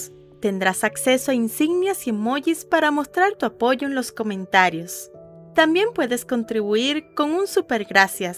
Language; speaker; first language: Spanish; native; Spanish